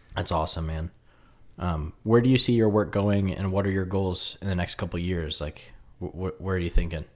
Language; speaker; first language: English; native; English